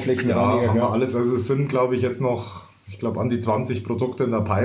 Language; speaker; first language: German; native; German